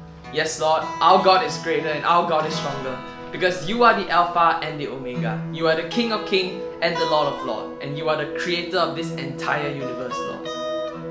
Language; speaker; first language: English; non-native, local second language; Chinese